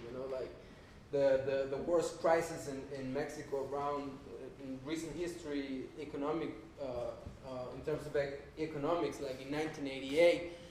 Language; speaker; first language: English; non-native, fluent; Spanish